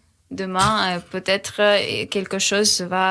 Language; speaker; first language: French; non-native, learner; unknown